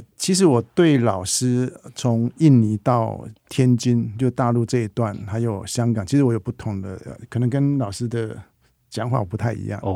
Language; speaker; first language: Chinese; native; Chinese